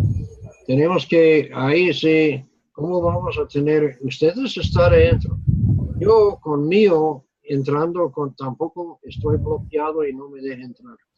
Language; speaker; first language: Spanish; non-native, learner; English